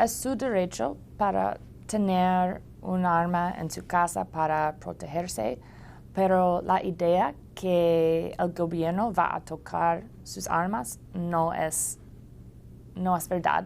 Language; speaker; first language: Spanish; non-native, learner; English